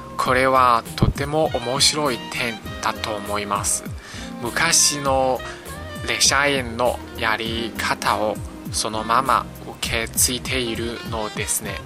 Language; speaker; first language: Japanese; non-native, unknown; Chinese